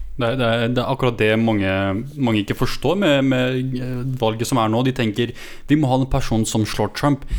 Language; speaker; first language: Norwegian; native; Norwegian